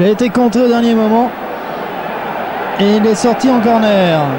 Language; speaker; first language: French; native; French